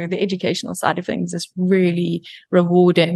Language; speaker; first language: English; native; English